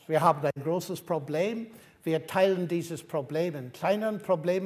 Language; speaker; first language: German; non-native, fluent; English